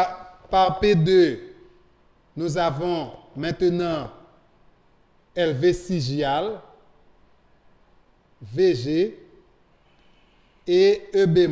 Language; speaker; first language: French; non-native, local second language; Haitian Creole